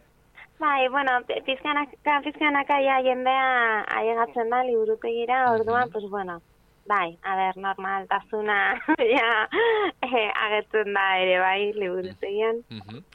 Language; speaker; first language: Basque; non-native, fluent; Spanish